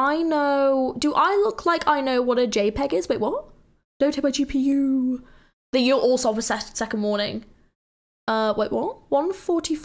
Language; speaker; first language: English; native; English